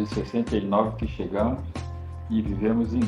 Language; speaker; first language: Portuguese; non-native, fluent; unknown